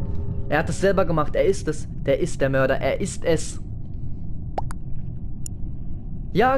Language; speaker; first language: German; native; German